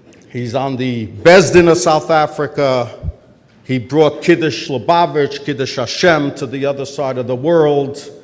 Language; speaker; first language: English; native; English